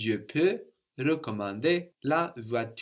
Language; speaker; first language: French; non-native, fluent; English